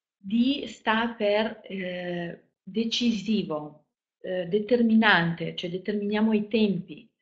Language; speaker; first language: Italian; non-native, fluent; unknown